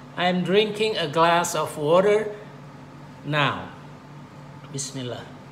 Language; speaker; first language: English; non-native, fluent; Indonesian